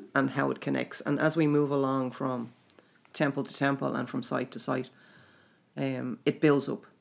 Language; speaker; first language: English; native; English